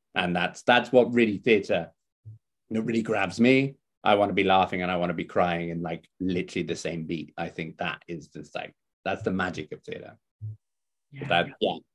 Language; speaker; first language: English; native; English